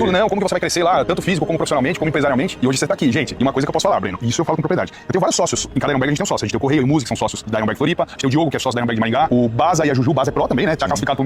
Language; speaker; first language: Portuguese; native; Portuguese